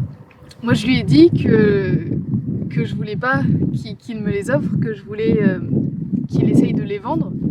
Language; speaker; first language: French; native; French